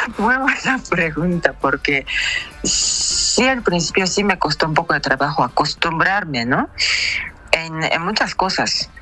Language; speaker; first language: Spanish; non-native, fluent; Japanese